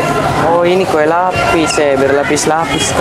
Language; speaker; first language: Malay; early bilingual, heritage; Malay